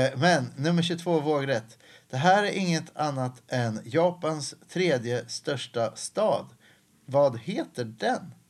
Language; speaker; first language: Swedish; native; Swedish